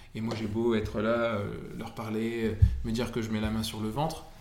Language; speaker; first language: French; native; French